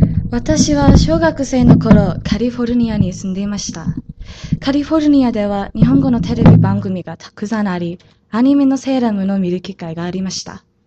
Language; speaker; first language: Japanese; non-native, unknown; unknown